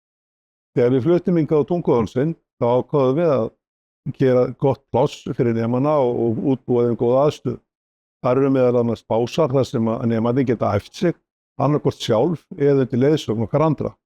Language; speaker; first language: Icelandic; native; Icelandic